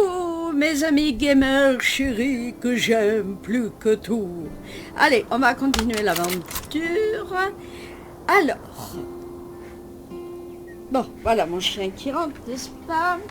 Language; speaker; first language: French; native; French